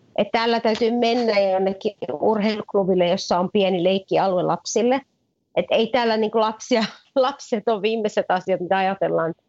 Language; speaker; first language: Finnish; native; Finnish